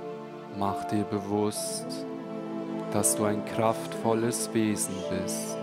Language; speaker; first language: German; native; German